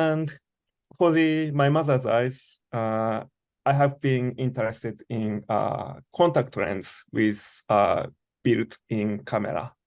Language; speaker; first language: English; non-native, learner; Japanese